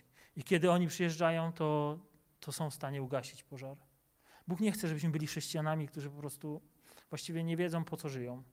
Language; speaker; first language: Polish; native; Polish